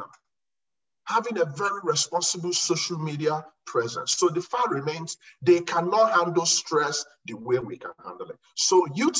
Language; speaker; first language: English; non-native, local second language; Igbo